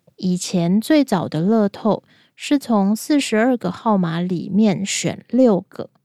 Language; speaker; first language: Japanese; non-native, fluent; Chinese